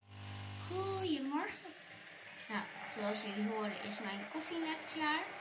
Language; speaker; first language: Dutch; native; Dutch